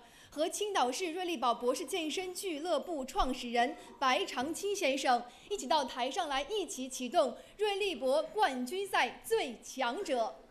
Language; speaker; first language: Chinese; native; Chinese